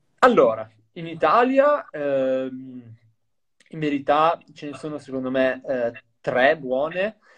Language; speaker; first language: Italian; native; Italian